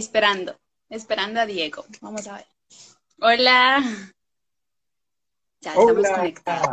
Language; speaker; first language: Spanish; non-native, fluent; English